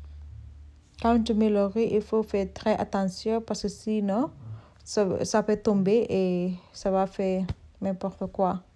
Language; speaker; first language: French; non-native, learner; Soninke